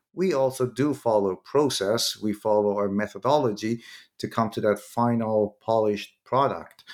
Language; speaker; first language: English; non-native, fluent; Persian